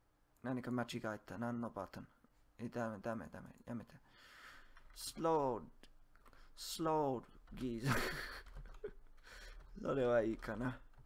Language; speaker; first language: Japanese; non-native, learner; English